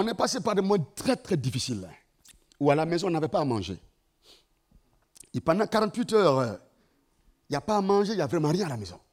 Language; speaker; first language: French; non-native, local second language; Mossi